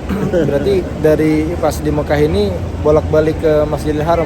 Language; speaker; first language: Indonesian; native; Indonesian